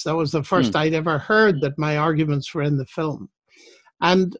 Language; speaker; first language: English; native; English